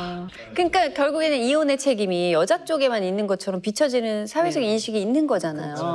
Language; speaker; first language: Korean; native; Korean